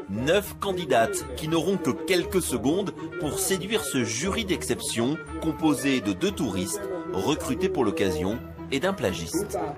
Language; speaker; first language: French; native; French